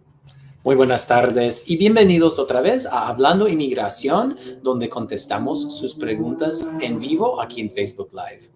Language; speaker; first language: Spanish; non-native, fluent; English